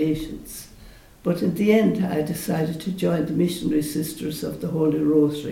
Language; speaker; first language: English; native; English